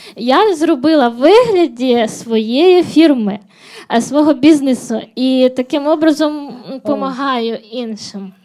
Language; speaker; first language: Ukrainian; non-native, local second language; Russian